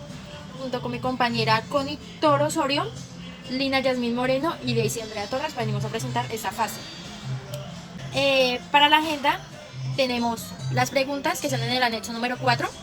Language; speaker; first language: Spanish; native; Spanish